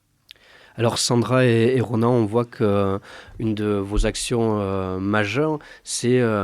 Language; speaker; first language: French; native; French